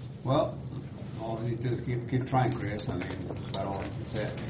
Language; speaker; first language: English; native; English